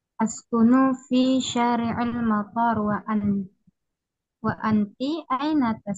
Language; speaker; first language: Arabic; non-native, learner; Indonesian